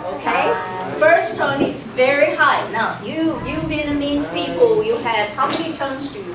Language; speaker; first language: English; non-native, fluent; Chinese